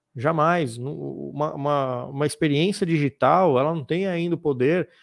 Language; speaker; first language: Portuguese; native; Portuguese